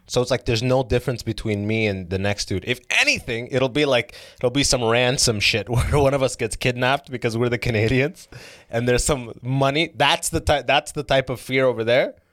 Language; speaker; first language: English; early bilingual, other home language; Arabic